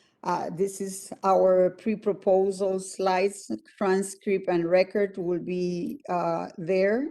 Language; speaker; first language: English; non-native, fluent; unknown